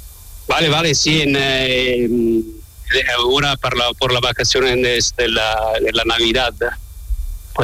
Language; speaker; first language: Spanish; non-native, learner; Italian